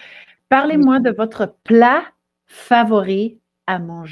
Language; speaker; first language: French; non-native, fluent; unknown